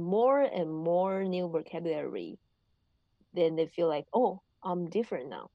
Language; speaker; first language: English; non-native, learner; Chinese